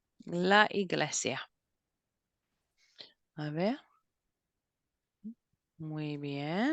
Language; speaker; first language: Spanish; non-native, fluent; English